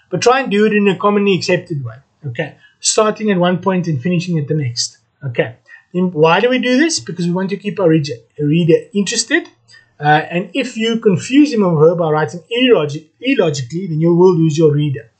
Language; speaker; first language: English; non-native, local second language; Afrikaans